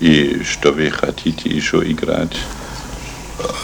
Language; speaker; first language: Russian; non-native, learner; German